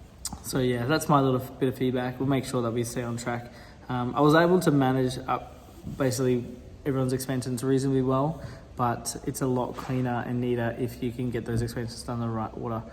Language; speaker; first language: English; native; English